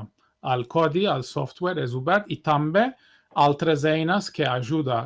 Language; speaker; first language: Catalan; non-native, fluent; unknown